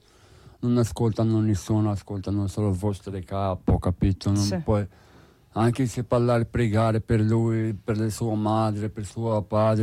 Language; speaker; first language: Italian; non-native, learner; Arabic